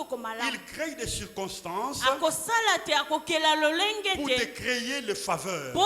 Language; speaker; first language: French; non-native, local second language; Lingala